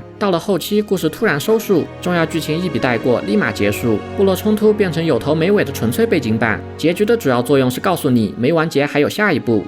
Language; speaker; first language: Chinese; native; Chinese